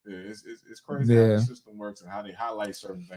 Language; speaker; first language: English; native; English